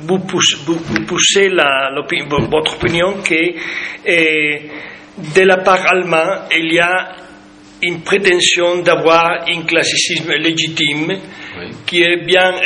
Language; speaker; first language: French; non-native, fluent; Spanish